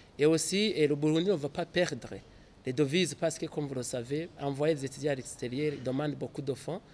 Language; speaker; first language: French; non-native, local second language; Rundi